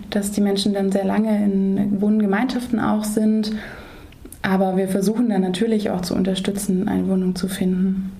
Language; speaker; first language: German; native; German